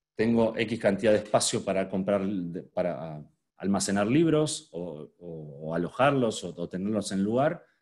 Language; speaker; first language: Spanish; native; Spanish